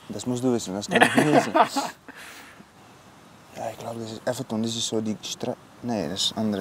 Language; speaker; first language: German; non-native, learner; Dutch